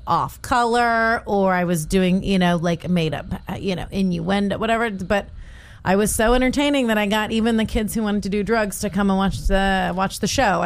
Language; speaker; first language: English; native; English